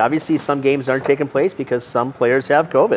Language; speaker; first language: English; native; English